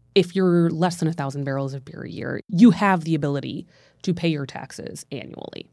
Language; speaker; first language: English; native; English